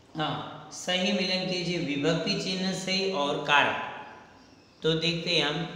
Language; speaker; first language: Hindi; non-native, local second language; Gujarati